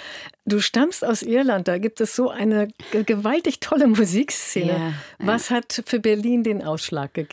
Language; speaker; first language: German; native; German